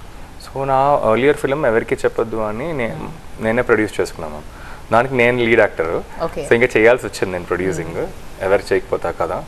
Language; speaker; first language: Telugu; native; Telugu